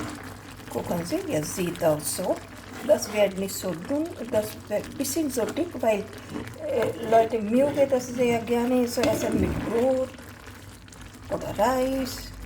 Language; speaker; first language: German; non-native, learner; Hindi